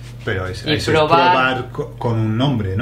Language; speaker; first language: Spanish; non-native, fluent; English